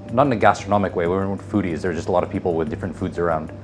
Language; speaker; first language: English; native; English